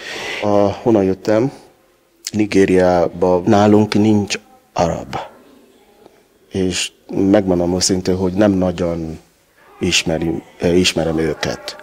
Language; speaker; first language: Hungarian; non-native, learner; Yoruba